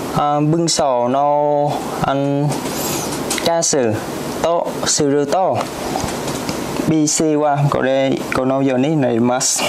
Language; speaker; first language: Japanese; non-native, learner; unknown